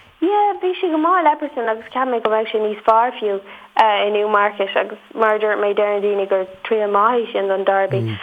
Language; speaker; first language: Irish; non-native, local second language; English